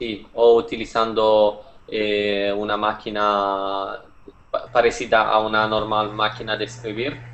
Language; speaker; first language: Spanish; non-native, fluent; Italian